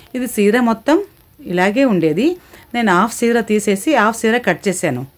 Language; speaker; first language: Telugu; non-native, local second language; Kannada